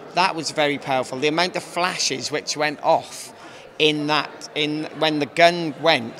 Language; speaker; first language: English; native; English